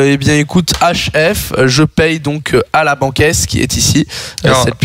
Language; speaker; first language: French; native; French